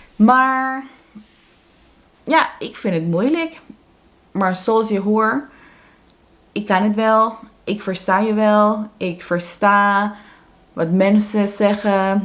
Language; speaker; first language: Dutch; non-native, fluent; Spanish